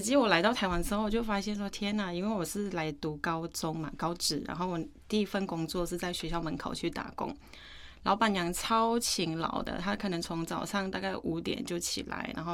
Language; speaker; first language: Chinese; non-native, fluent; Akha